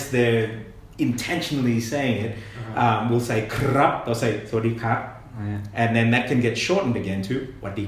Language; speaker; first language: Thai; non-native, fluent; English